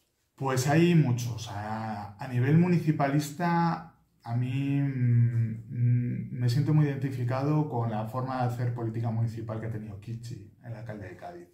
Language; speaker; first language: Spanish; native; Spanish